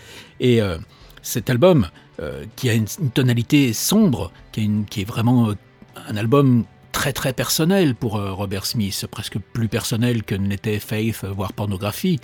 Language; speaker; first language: French; native; French